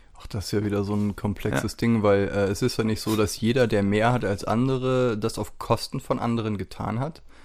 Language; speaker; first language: German; native; German